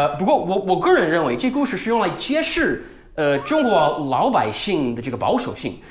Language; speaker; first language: Chinese; non-native, fluent; English